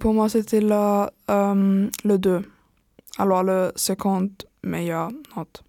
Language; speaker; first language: French; non-native, learner; German